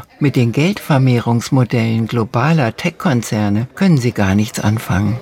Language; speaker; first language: German; native; German